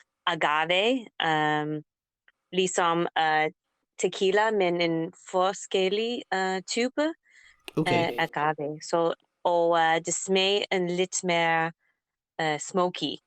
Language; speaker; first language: Danish; non-native, learner; English